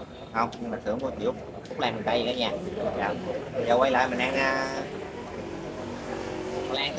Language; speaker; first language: Vietnamese; native; Vietnamese